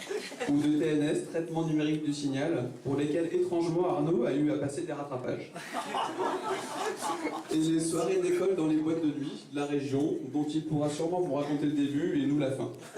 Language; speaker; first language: French; native; French